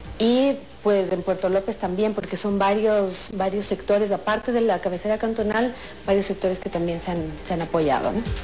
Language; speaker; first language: Spanish; native; Spanish